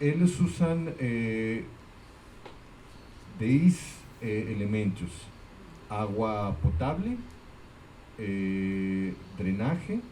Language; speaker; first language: Portuguese; non-native, fluent; Spanish